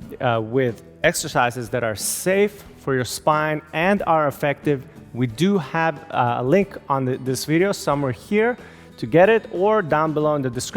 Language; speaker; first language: English; native; English